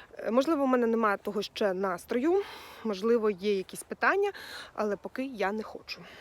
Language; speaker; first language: Ukrainian; non-native, local second language; Russian